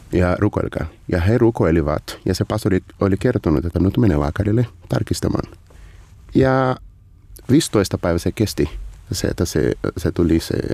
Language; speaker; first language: Finnish; non-native, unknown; Portuguese